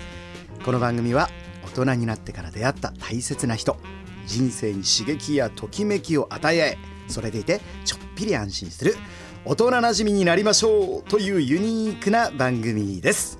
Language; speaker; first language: Japanese; native; Japanese